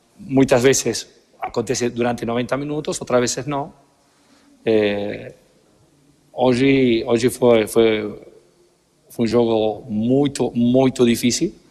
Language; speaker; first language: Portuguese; non-native, learner; Spanish